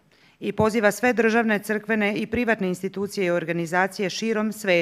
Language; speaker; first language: Croatian; native; Croatian